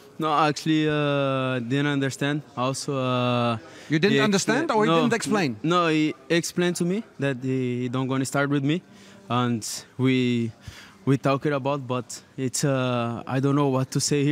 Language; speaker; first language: English; non-native, learner; Portuguese